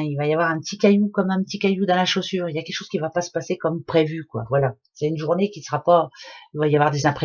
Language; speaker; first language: French; native; French